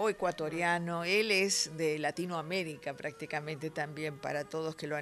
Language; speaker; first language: Spanish; native; Spanish